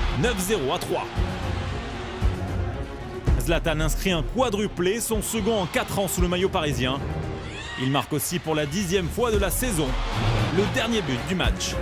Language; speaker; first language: French; native; French